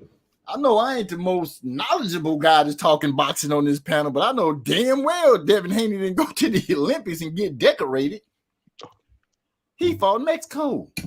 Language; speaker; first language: English; native; English